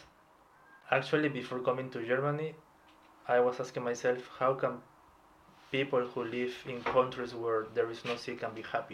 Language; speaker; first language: English; non-native, fluent; Spanish